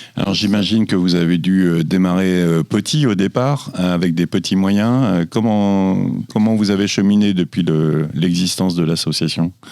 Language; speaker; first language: French; native; French